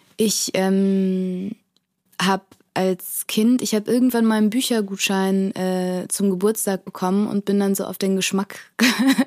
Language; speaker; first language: German; early bilingual, other home language; Portuguese